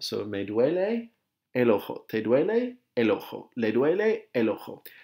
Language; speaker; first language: Spanish; non-native, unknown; English